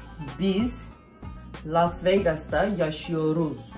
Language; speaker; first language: Turkish; early bilingual, heritage; Turkish